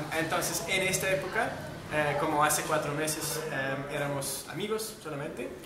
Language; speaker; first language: Spanish; non-native, fluent; English